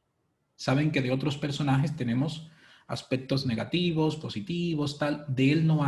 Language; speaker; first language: Spanish; native; Spanish